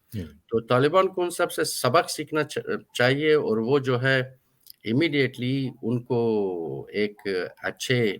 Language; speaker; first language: Hindi; non-native, fluent; Persian